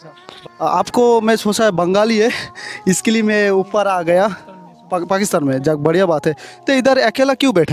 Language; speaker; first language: Hindi; non-native, learner; Bangla